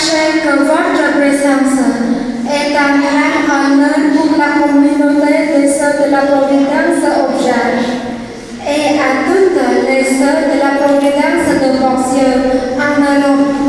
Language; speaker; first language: French; non-native, fluent; Vietnamese